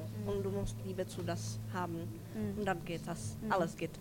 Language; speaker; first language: German; non-native, learner; Czech